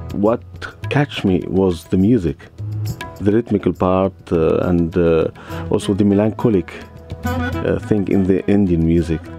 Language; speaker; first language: English; non-native, learner; Arabic